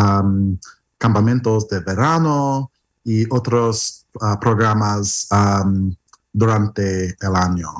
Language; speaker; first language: Spanish; non-native, learner; English